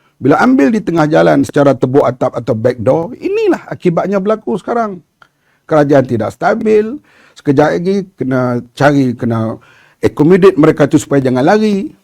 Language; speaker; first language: Malay; native; Malay